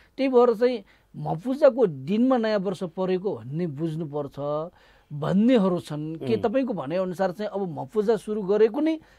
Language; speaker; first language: Nepali; non-native, local second language; Newari